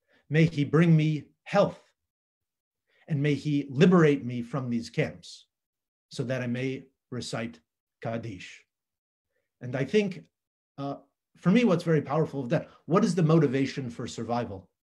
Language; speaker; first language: English; native; English